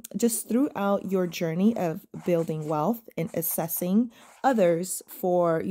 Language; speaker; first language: English; native; English